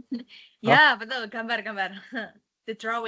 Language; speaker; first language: English; non-native, fluent; Indonesian